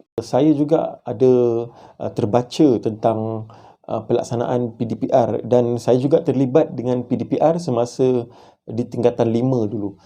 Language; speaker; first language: Malay; native; Malay